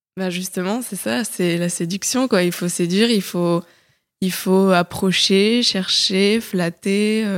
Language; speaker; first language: French; native; French